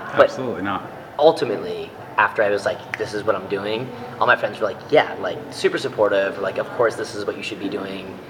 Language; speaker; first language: English; native; English